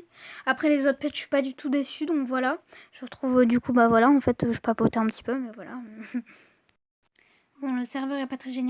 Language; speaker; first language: French; native; French